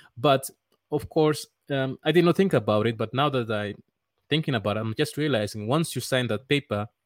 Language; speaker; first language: English; non-native, fluent; Dutch